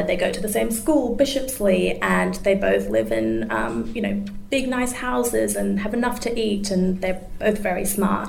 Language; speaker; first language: English; native; English